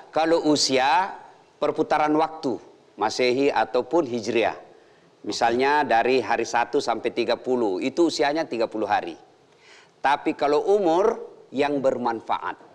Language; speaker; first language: Indonesian; native; Indonesian